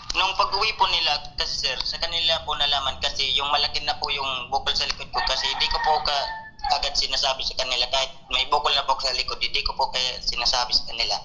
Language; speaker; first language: Filipino; non-native, local second language; Bikol